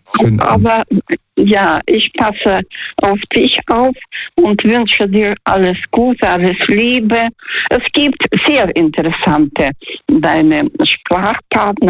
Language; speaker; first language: German; early bilingual, heritage; Russian